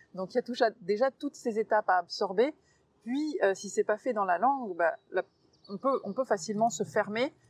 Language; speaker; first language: French; native; French